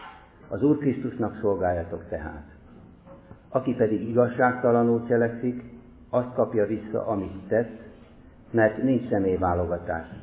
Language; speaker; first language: Hungarian; native; Hungarian